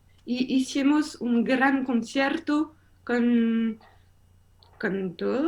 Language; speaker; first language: Spanish; non-native, learner; French